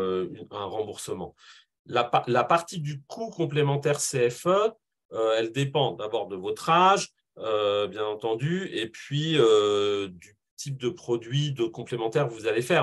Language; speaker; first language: French; native; French